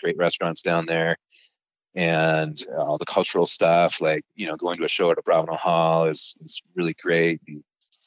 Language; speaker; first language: English; native; English